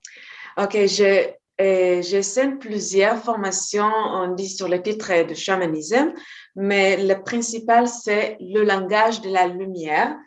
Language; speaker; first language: French; non-native, fluent; Hebrew